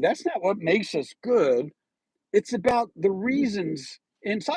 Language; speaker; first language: English; native; English